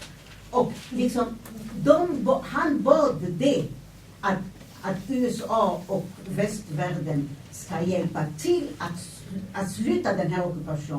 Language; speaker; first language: Swedish; non-native, fluent; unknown